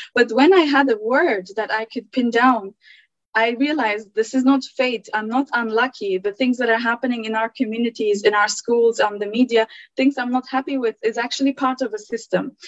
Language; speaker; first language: English; early bilingual, other home language; German